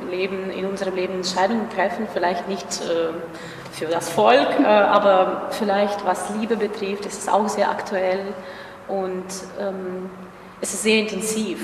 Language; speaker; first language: German; non-native, fluent; Russian